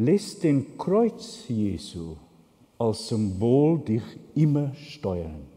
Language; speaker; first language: German; non-native, fluent; Afrikaans